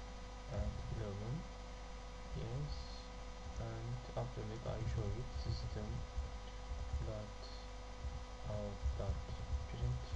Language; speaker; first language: English; non-native, learner; Turkish